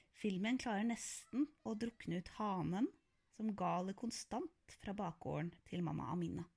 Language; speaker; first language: Norwegian; early bilingual, other home language; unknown